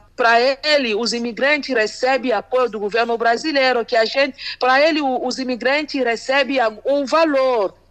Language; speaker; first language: Portuguese; non-native, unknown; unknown